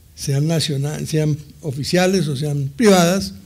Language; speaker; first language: Spanish; native; Spanish